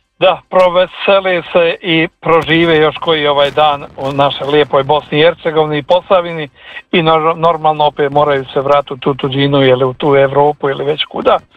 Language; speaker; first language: Croatian; native; Croatian